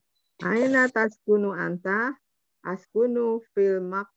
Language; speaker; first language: Arabic; non-native, learner; Indonesian